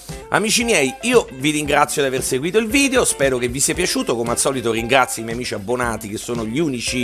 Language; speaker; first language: Italian; native; Italian